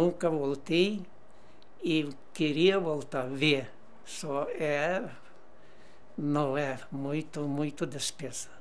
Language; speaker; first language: Portuguese; non-native, learner; Ukrainian